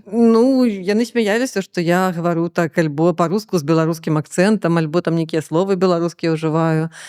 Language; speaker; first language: Belarusian; native; Belarusian